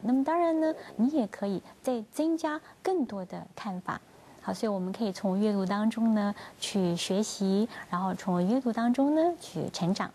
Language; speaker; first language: Chinese; native; Chinese